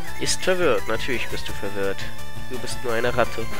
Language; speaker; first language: German; native; German